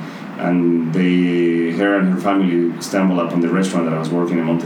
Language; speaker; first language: English; non-native, fluent; Spanish